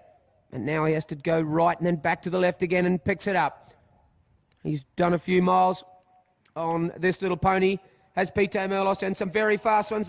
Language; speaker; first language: English; native; English